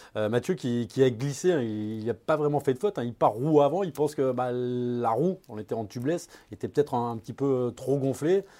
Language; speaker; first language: French; native; French